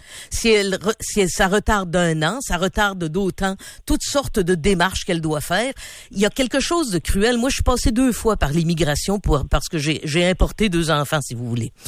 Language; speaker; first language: French; native; French